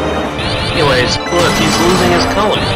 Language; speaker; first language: English; native; English